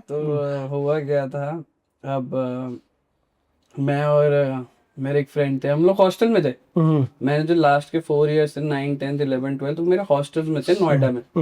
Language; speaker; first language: Hindi; native; Hindi